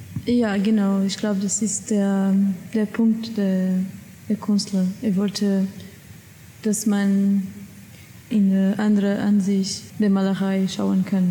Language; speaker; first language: German; non-native, learner; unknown